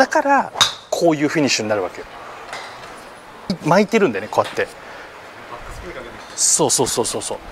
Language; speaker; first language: Japanese; native; Japanese